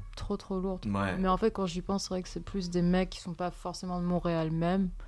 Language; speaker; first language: French; native; French